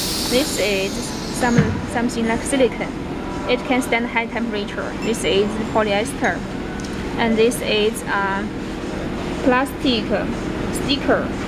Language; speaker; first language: English; non-native, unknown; Chinese